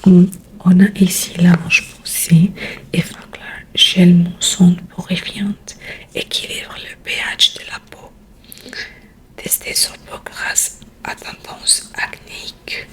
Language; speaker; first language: French; non-native, learner; Spanish